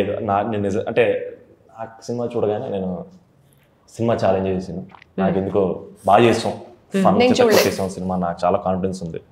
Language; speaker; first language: Telugu; native; Telugu